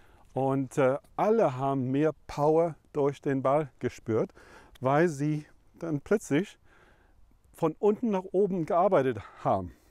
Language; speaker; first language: German; non-native, fluent; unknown